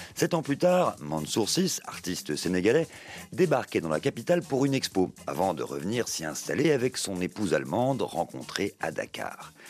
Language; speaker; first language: French; native; French